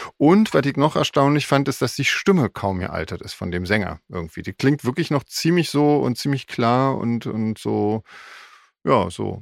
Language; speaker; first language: German; native; German